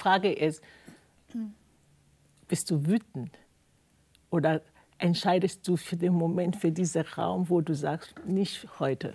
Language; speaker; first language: German; non-native, fluent; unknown